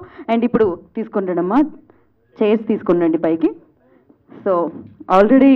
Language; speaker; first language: Telugu; native; Telugu